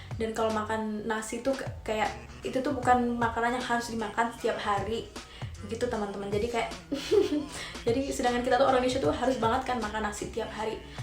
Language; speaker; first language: Indonesian; native; Indonesian